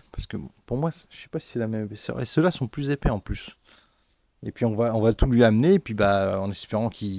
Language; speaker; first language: French; native; French